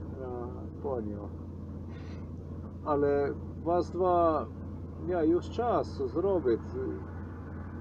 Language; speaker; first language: Russian; non-native, learner; Polish